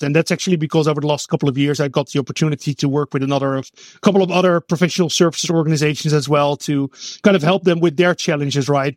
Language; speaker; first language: English; non-native, fluent; Dutch